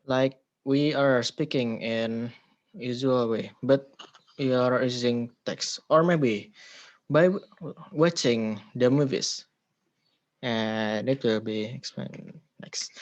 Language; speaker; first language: English; non-native, learner; Indonesian